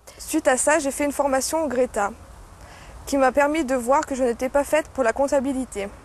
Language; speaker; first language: French; native; French